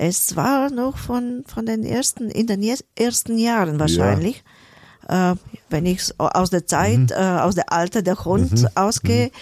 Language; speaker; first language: German; non-native, fluent; Bulgarian